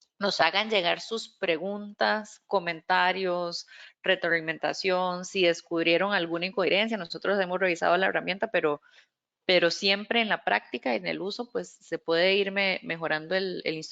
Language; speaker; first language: Spanish; native; Spanish